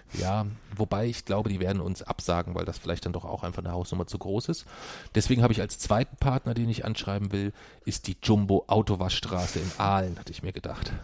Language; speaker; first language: German; native; German